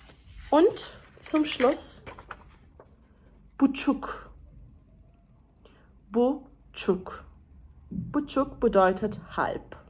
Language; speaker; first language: German; early bilingual, other home language; Turkish